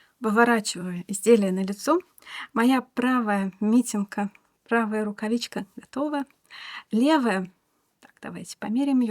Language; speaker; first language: Russian; native; Russian